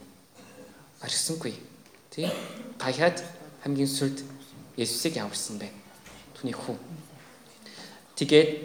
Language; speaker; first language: Mongolian; non-native, fluent; Korean